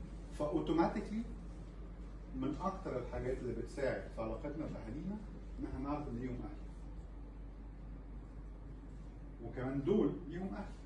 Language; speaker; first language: Arabic; native; Arabic